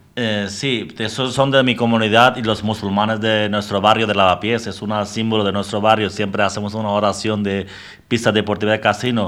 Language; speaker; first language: Spanish; non-native, learner; Bangla